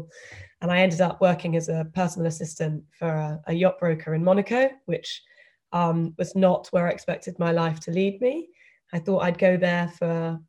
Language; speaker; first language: English; native; English